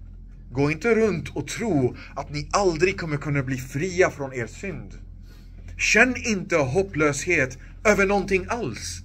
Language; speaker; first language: Swedish; non-native, local second language; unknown